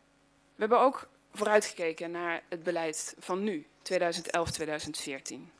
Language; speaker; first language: Dutch; native; Dutch